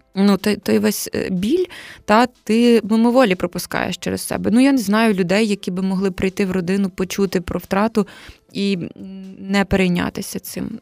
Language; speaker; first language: Ukrainian; native; Ukrainian